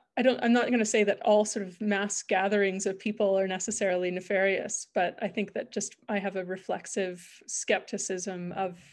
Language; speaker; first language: English; native; English